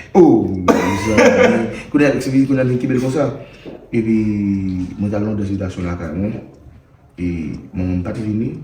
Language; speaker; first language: Haitian Creole; native; Haitian Creole